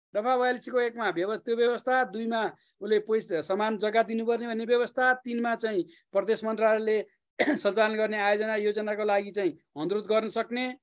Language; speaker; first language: Nepali; native; Nepali